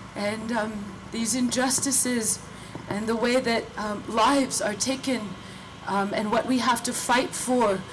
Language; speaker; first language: English; native; English